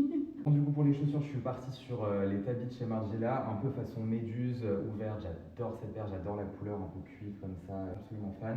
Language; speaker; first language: French; native; French